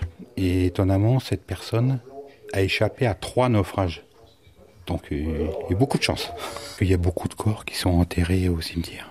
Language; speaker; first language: French; native; French